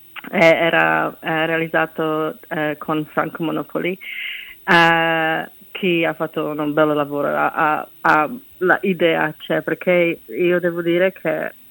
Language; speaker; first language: Italian; non-native, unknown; Czech